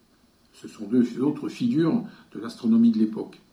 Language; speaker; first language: French; native; French